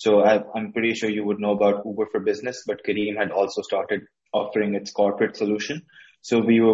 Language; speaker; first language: English; non-native, local second language; Urdu